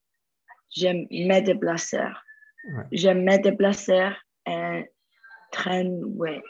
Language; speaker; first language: French; non-native, learner; Spanish